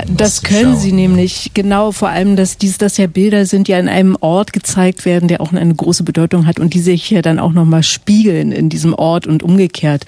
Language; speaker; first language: German; native; German